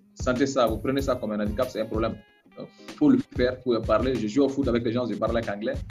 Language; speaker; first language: French; non-native, local second language; Bambara